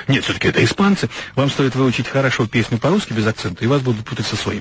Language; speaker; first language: Russian; native; Russian